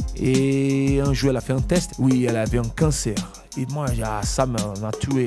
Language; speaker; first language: French; non-native, fluent; Portuguese